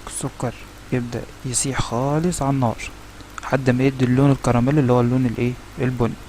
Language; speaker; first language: Arabic; native; Arabic